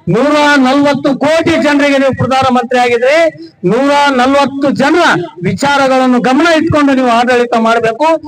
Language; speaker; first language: Kannada; non-native, local second language; Urdu